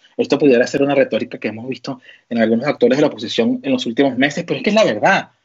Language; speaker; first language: Spanish; native; Spanish